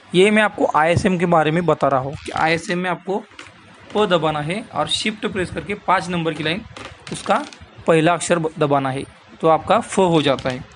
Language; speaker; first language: Hindi; non-native, local second language; Marathi